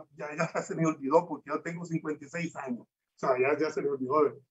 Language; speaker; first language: Spanish; native; Spanish